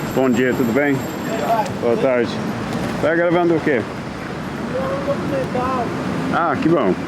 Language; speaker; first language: Portuguese; non-native, learner; English